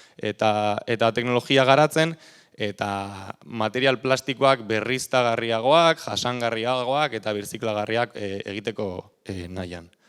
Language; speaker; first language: Basque; native; Basque